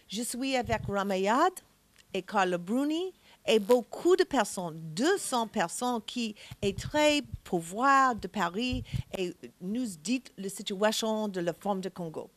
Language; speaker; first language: French; non-native, learner; English